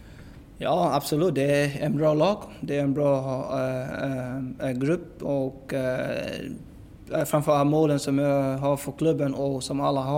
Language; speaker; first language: Swedish; non-native, fluent; English